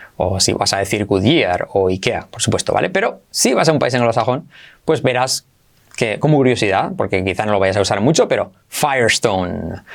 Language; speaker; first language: Spanish; native; Spanish